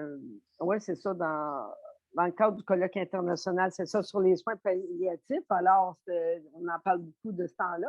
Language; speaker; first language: French; native; French